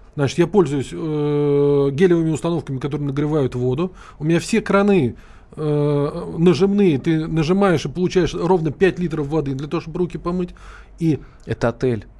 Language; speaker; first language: Russian; native; Russian